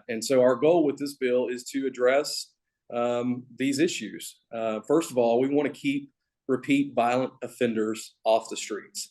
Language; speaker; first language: English; native; English